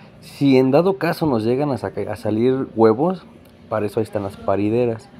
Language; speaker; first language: Spanish; native; Spanish